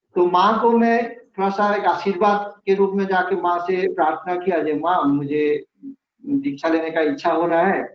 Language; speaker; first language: Hindi; non-native, local second language; Bangla